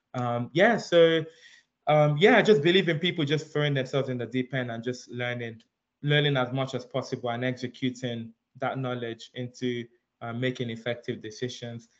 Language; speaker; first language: English; early bilingual, other home language; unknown